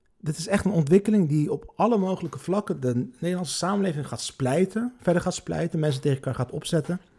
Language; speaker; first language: Dutch; early bilingual, other home language; Turkish